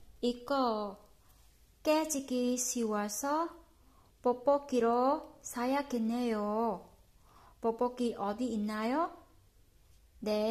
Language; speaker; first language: Korean; non-native, fluent; Vietnamese